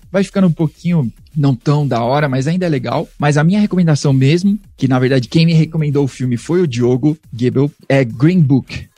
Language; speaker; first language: Portuguese; native; Portuguese